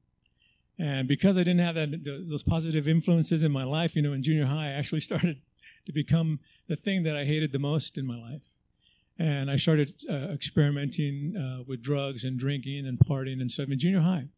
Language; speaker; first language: English; native; English